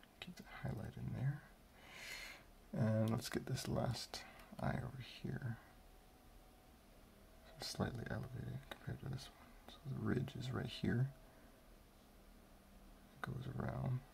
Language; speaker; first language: English; native; English